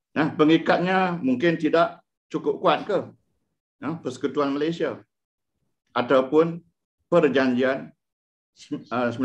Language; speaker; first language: Malay; non-native, local second language; Iban